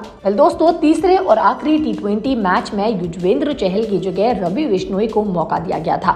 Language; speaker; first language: Hindi; native; Hindi